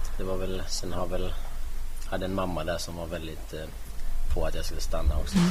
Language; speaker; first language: Swedish; early bilingual, other home language; Bosnian